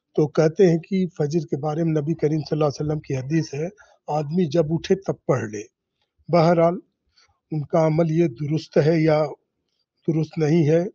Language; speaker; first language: Hindi; native; Hindi